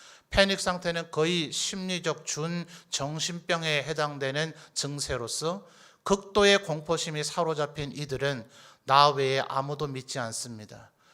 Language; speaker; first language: Korean; native; Korean